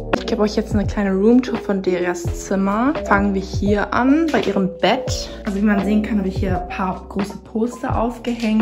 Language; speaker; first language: German; native; German